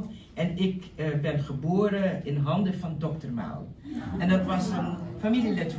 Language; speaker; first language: Dutch; non-native, local second language; Papiamento